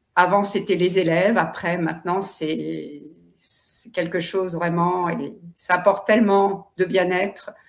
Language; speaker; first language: French; native; French